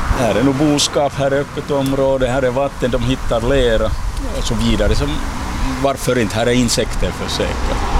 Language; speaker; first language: Swedish; non-native, local second language; Finnish